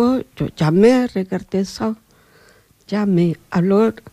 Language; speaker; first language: French; non-native, learner; Spanish